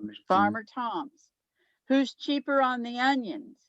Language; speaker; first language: English; native; English